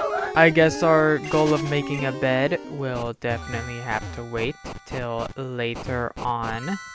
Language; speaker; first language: English; native; English